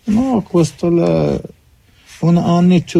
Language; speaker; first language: Italian; non-native, learner; Arabic